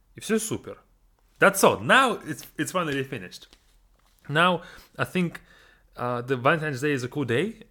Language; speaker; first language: English; non-native, fluent; Russian